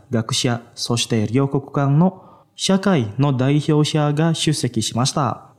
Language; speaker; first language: Japanese; non-native, fluent; Indonesian